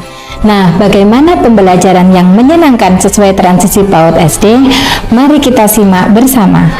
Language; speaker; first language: Indonesian; native; Indonesian